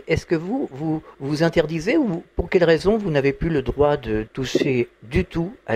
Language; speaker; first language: French; native; French